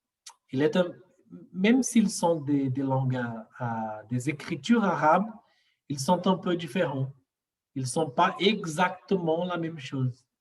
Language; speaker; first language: French; non-native, fluent; Portuguese